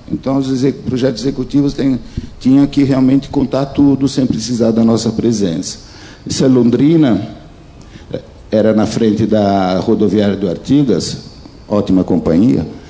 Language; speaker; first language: Portuguese; early bilingual, other home language; Italian